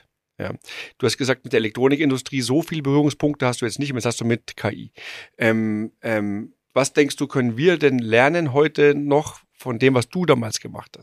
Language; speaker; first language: German; native; German